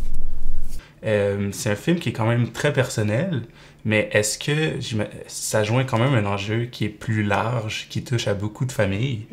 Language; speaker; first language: French; native; French